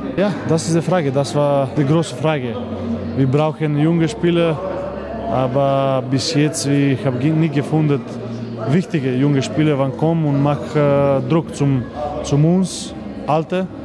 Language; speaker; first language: German; non-native, learner; Macedonian